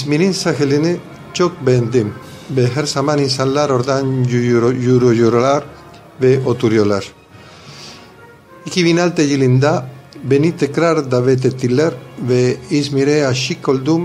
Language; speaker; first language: Turkish; non-native, fluent; Spanish